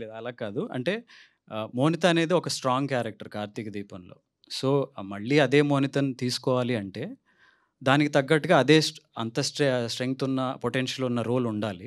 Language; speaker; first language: Telugu; native; Telugu